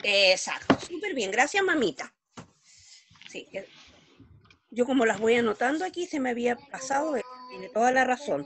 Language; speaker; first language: Spanish; native; Spanish